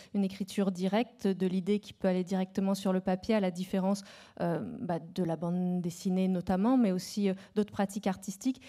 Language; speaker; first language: French; native; French